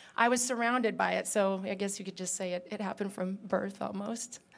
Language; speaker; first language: English; native; English